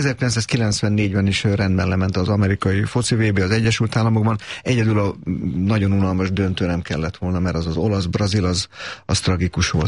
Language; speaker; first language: Hungarian; native; Hungarian